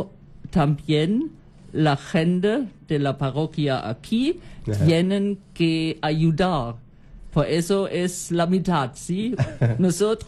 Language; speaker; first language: Spanish; non-native, learner; German